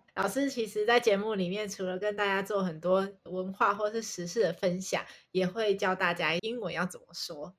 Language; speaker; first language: Chinese; native; Chinese